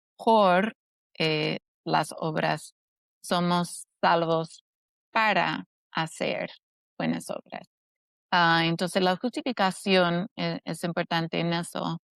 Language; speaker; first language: Spanish; non-native, fluent; English